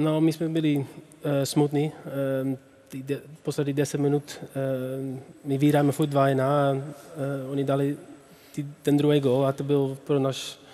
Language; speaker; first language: Czech; non-native, learner; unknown